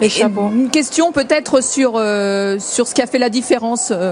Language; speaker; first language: French; native; French